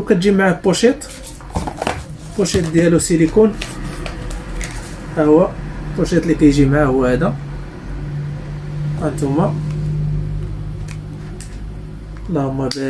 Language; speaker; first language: Arabic; native; Arabic